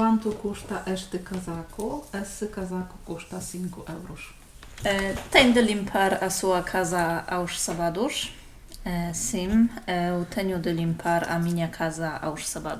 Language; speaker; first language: Portuguese; non-native, learner; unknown